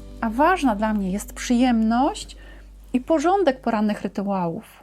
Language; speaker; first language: Polish; native; Polish